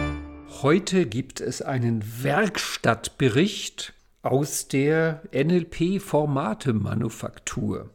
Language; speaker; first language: German; native; German